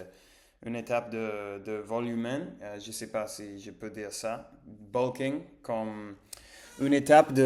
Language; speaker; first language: French; non-native, learner; English